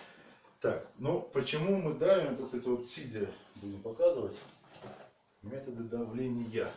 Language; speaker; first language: Russian; native; Russian